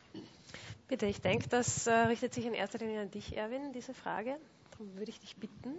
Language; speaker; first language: German; native; German